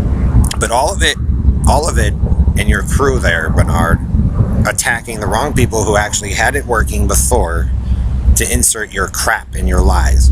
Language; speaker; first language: English; native; English